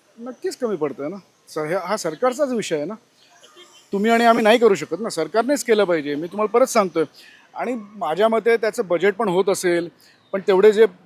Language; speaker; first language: Marathi; non-native, local second language; Gujarati